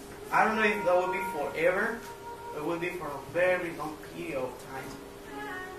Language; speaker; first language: English; non-native, learner; Spanish